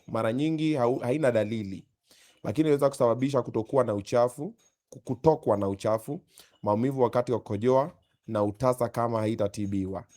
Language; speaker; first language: Swahili; native; Swahili